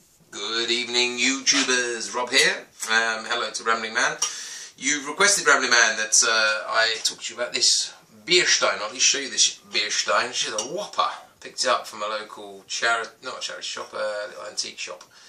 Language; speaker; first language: English; native; English